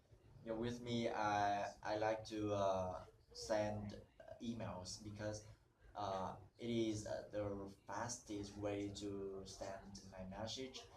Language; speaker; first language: English; non-native, learner; Vietnamese